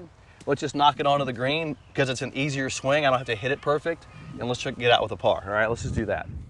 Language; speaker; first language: English; native; English